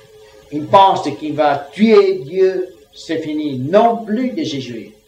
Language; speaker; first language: French; non-native, learner; Vietnamese